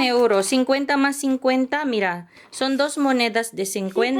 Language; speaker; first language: Spanish; non-native, learner; Filipino